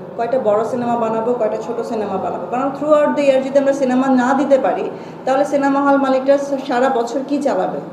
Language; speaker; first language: Bangla; early bilingual, heritage; Bangla